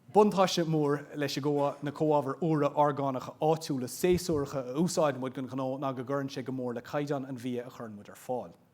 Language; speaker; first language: Irish; non-native, local second language; English